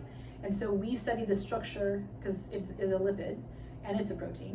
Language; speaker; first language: English; native; English